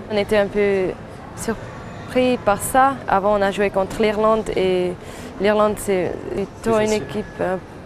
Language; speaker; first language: French; non-native, fluent; German